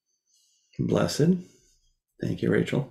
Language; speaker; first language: English; native; English